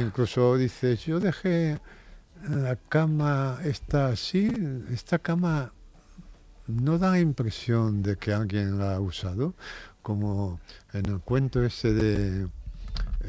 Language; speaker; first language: Spanish; native; Spanish